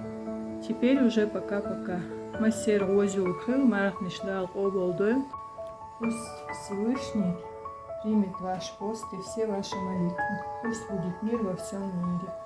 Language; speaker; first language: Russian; non-native, local second language; Chechen